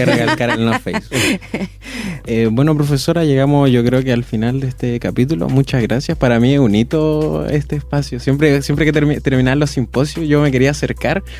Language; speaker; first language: Spanish; native; Spanish